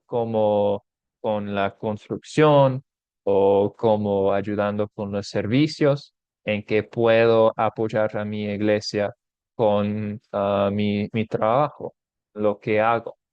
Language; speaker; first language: Spanish; non-native, fluent; English